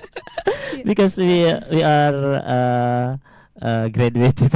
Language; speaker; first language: English; non-native, learner; Indonesian